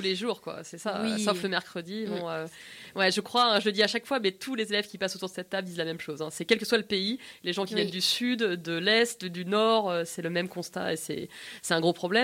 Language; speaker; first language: French; native; French